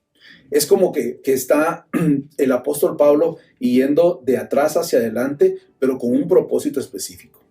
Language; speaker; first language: Spanish; native; Spanish